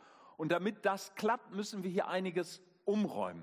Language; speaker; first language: German; native; German